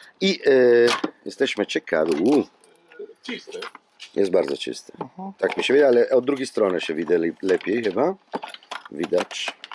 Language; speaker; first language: Polish; non-native, learner; Italian